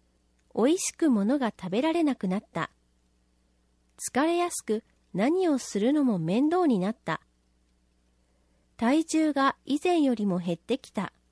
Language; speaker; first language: Japanese; native; Japanese